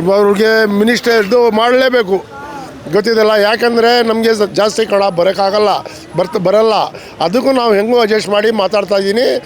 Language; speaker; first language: Kannada; non-native, local second language; Urdu